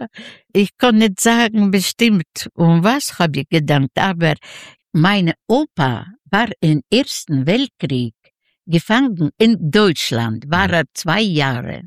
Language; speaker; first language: German; non-native, learner; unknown